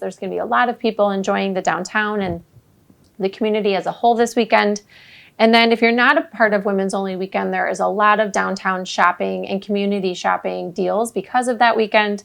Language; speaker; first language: English; native; English